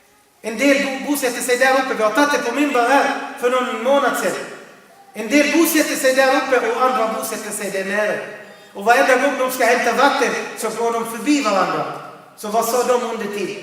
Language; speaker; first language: Swedish; non-native, fluent; Arabic